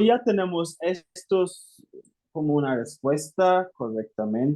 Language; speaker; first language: Spanish; non-native, fluent; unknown